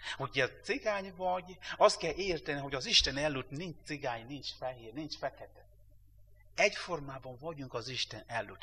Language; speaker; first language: Hungarian; non-native, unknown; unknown